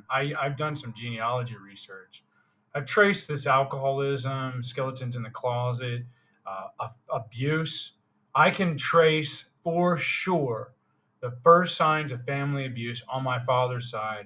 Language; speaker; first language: English; native; English